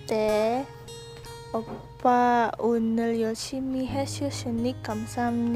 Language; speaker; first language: Korean; non-native, learner; Indonesian